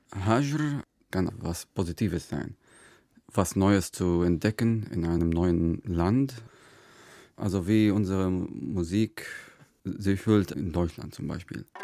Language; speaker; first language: German; non-native, fluent; Arabic